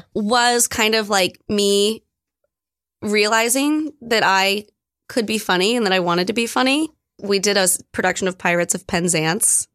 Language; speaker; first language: English; native; English